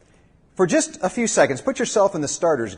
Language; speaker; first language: English; native; English